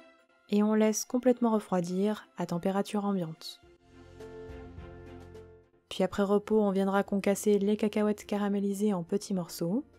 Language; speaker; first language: French; native; French